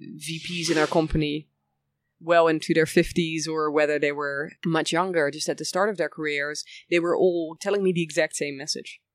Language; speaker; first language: English; early bilingual, other home language; Dutch